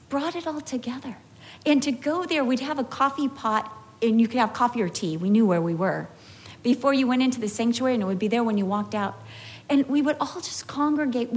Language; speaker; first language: English; native; English